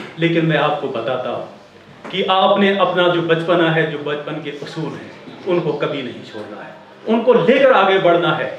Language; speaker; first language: Urdu; non-native, local second language; Kashmiri